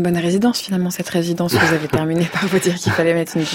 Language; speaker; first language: French; native; French